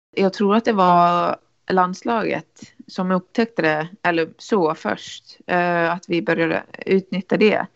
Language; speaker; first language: Swedish; non-native, fluent; Icelandic